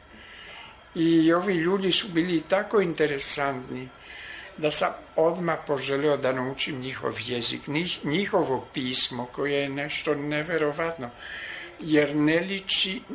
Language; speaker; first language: Serbian; non-native, fluent; French